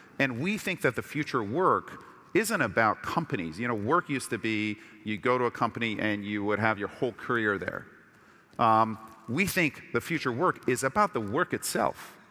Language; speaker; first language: English; early bilingual, other home language; Persian